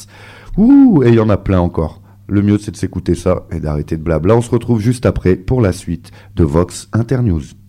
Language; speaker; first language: French; native; French